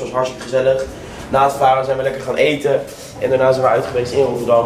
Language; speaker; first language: Dutch; native; Dutch